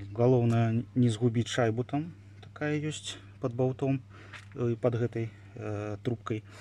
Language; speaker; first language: Belarusian; native; Belarusian